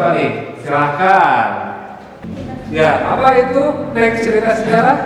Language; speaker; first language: Indonesian; native; Indonesian